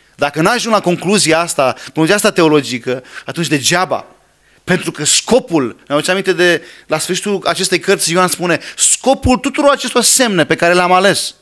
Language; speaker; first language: Romanian; non-native, fluent; English